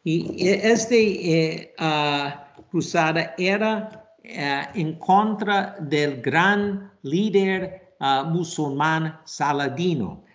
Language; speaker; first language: Spanish; non-native, fluent; English